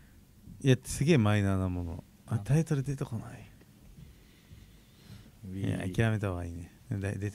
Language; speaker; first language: Japanese; native; Japanese